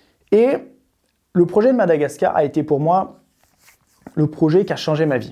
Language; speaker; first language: French; native; French